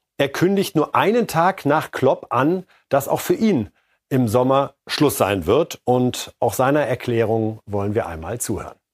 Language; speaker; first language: German; native; German